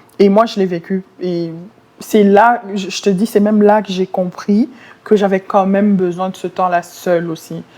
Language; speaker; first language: French; non-native, local second language; Lingala